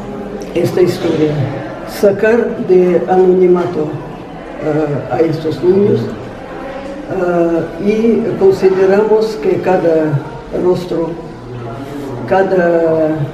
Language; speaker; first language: Spanish; non-native, fluent; Russian